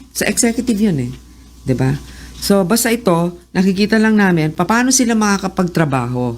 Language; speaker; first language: Filipino; native; Filipino